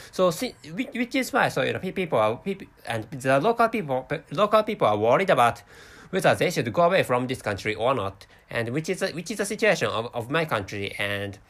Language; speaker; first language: English; non-native, fluent; Japanese